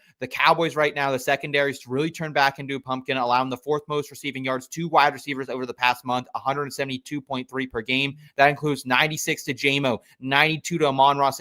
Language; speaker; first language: English; native; English